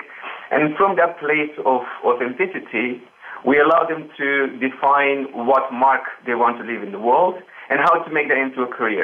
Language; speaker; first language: English; non-native, fluent; Romanian